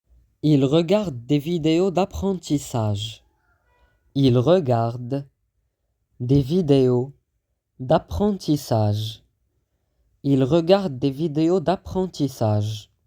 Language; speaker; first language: French; non-native, fluent; Arabic